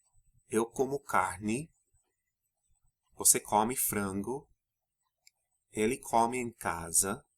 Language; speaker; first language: Portuguese; non-native, fluent; English